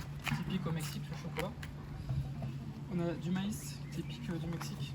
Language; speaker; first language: French; native; French